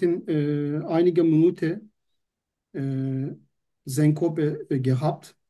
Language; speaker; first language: German; non-native, learner; Turkish